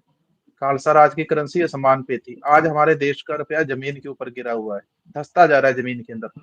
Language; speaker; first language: Hindi; non-native, local second language; Punjabi